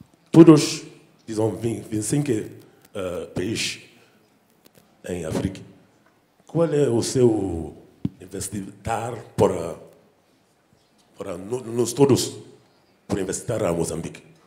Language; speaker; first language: Portuguese; non-native, learner; Yoruba